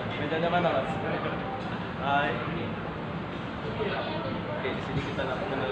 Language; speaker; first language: Indonesian; non-native, local second language; Sasak